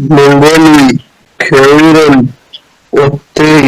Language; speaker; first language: Korean; non-native, learner; Urdu